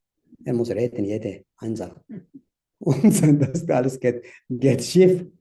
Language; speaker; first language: German; non-native, learner; Tibetan